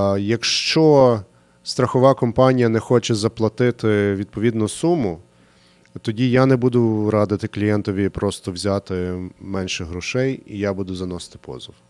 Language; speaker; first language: Ukrainian; early bilingual, heritage; Ukrainian